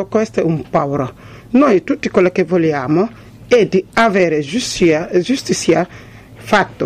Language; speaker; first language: Italian; non-native, learner; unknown